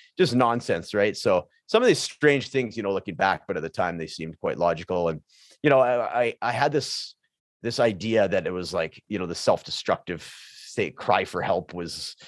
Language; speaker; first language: English; native; English